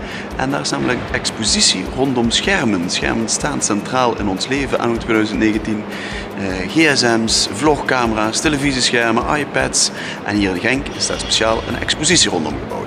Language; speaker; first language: Dutch; native; Dutch